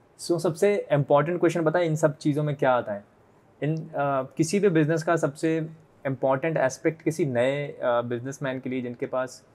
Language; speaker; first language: Hindi; native; Hindi